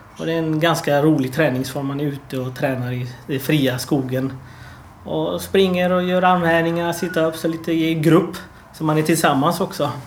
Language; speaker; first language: Swedish; early bilingual, other home language; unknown